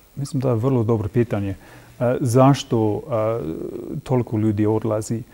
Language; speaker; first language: Croatian; non-native, fluent; English